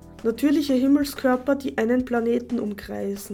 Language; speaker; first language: German; native; German